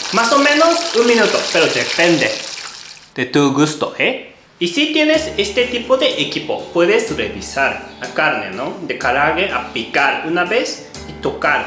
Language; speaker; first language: Spanish; non-native, fluent; Japanese